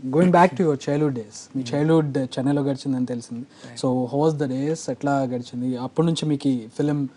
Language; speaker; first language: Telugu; native; Telugu